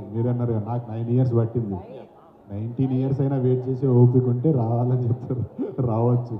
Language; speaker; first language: Telugu; native; Telugu